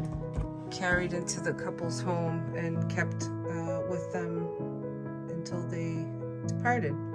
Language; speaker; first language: English; native; English